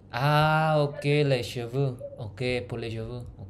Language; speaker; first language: French; non-native, learner; Indonesian